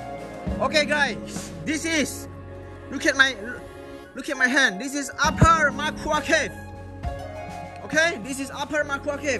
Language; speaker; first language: English; non-native, learner; Indonesian